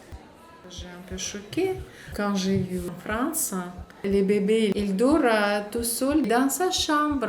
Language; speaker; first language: French; non-native, learner; Russian